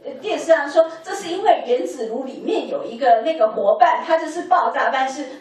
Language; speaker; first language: Chinese; native; Chinese